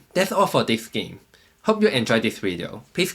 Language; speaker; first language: English; non-native, fluent; Chinese